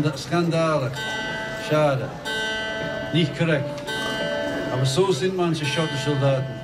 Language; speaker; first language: German; non-native, learner; English